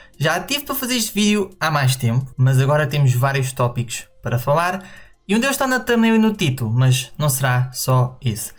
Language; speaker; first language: Portuguese; native; Portuguese